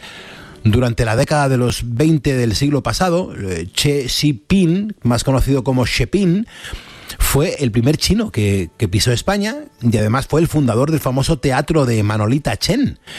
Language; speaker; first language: Spanish; native; Spanish